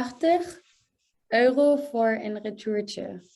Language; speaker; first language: Dutch; non-native, learner; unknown